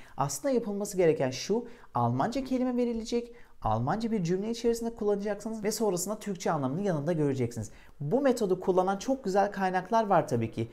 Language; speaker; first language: Turkish; native; Turkish